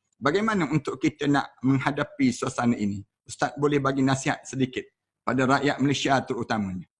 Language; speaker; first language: Malay; native; Malay